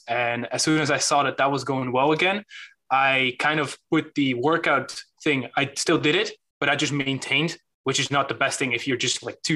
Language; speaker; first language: English; non-native, fluent; Dutch